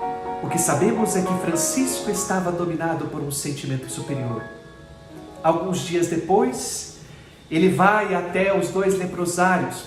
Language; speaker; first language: Portuguese; native; Portuguese